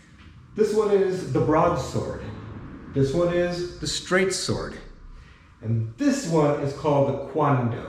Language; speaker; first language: English; native; English